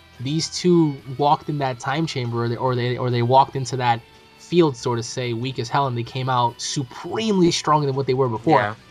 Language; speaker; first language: English; native; English